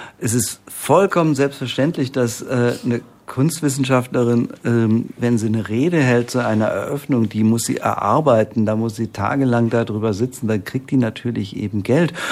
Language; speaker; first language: German; native; German